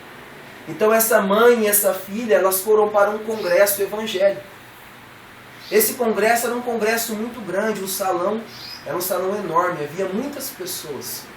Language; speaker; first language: Portuguese; native; Portuguese